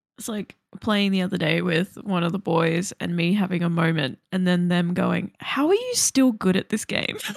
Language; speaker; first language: English; native; English